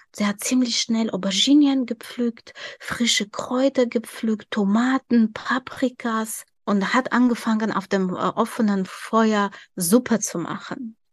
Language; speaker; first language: German; non-native, fluent; Tajik